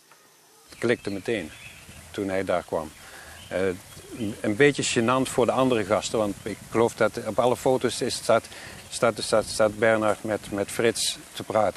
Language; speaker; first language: Dutch; native; Dutch